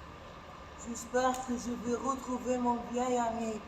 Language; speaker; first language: French; non-native, learner; Arabic